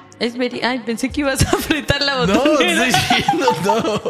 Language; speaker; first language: Spanish; native; Spanish